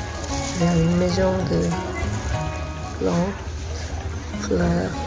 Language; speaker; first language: French; non-native, fluent; Korean